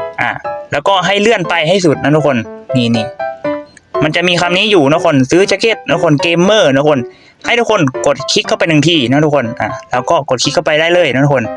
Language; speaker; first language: Thai; non-native, local second language; Northeastern Thai